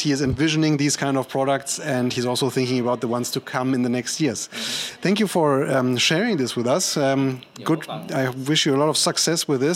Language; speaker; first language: English; non-native, fluent; German